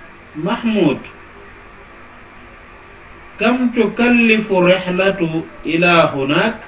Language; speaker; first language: Arabic; non-native, fluent; Wolof